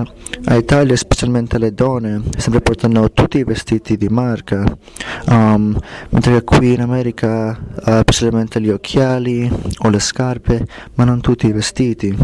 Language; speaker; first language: Italian; non-native, learner; English